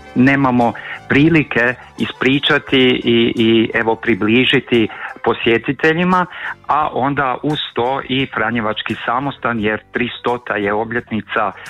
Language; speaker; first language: Croatian; native; Croatian